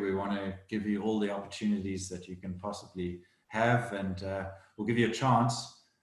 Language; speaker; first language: English; native; English